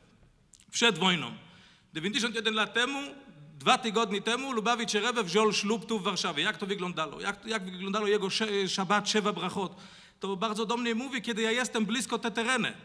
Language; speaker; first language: Polish; non-native, learner; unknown